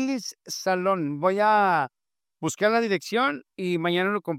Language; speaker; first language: Spanish; native; Spanish